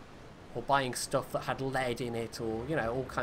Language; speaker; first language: English; native; English